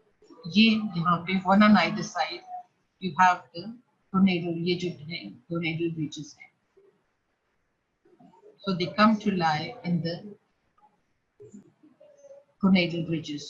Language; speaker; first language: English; non-native, local second language; Urdu